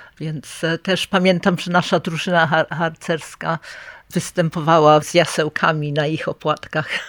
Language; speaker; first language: Polish; early bilingual, heritage; Polish